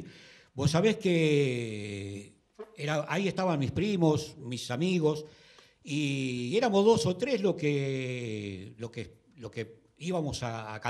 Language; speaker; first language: Spanish; native; Spanish